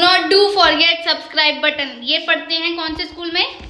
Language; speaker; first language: Hindi; native; Hindi